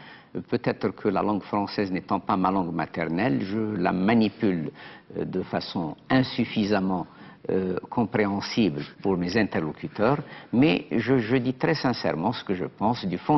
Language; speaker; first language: French; non-native, local second language; Arabic